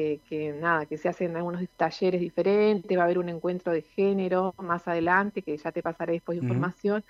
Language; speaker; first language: Spanish; native; Spanish